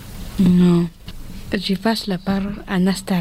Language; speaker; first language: French; early bilingual, other home language; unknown